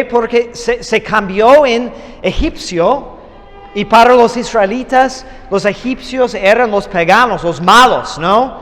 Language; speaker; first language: Spanish; non-native, fluent; English